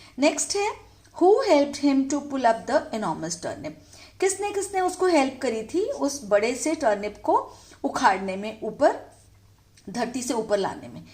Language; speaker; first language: Hindi; native; Hindi